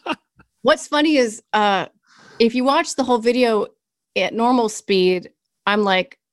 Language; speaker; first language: English; native; English